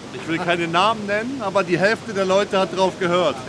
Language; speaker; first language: German; native; German